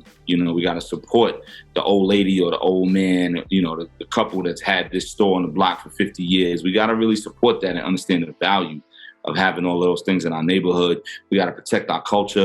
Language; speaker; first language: English; native; English